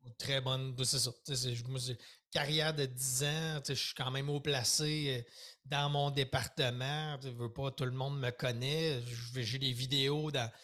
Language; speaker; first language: French; native; French